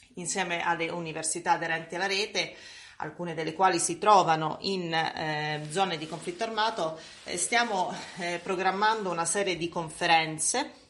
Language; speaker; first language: Italian; native; Italian